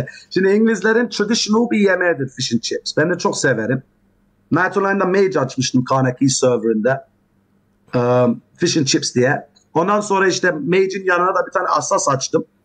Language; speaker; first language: Turkish; early bilingual, heritage; Turkish